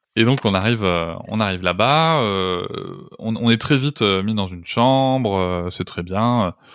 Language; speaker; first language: French; native; French